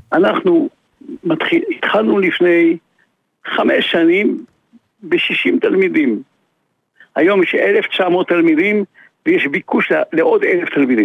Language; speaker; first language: Hebrew; non-native, fluent; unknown